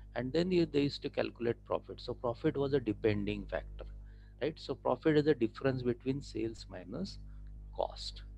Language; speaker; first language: English; non-native, local second language; Marathi